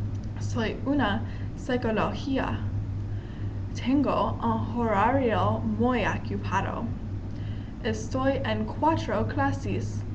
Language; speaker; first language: Spanish; non-native, learner; English